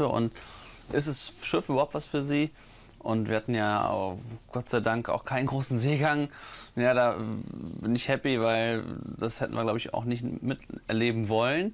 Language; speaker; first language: German; native; German